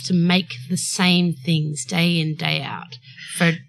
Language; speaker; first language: English; native; English